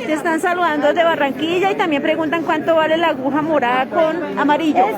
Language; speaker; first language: Spanish; native; Spanish